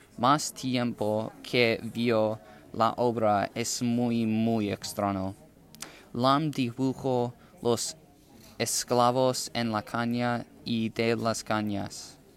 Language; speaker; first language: Spanish; non-native, learner; English